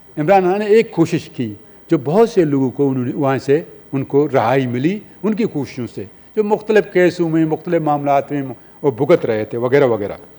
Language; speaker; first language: Urdu; non-native, local second language; Baluchi